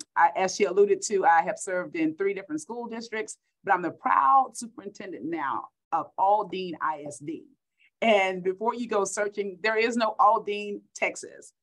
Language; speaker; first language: English; native; English